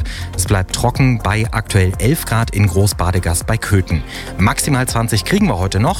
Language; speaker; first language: German; native; German